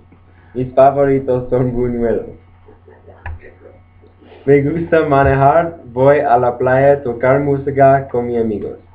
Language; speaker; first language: Spanish; non-native, learner; English